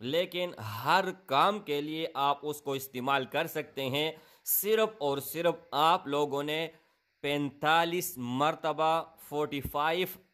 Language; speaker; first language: Urdu; non-native, local second language; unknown